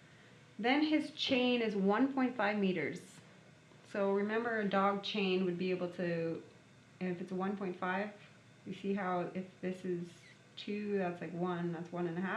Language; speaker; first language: English; native; English